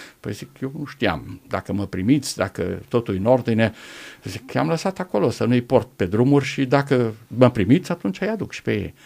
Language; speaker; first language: Romanian; non-native, local second language; German